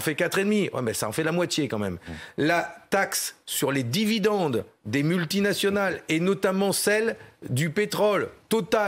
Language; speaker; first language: French; native; French